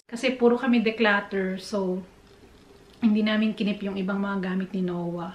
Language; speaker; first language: Filipino; native; Filipino